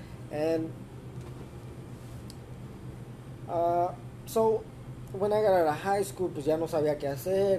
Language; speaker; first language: Spanish; early bilingual, heritage; Spanish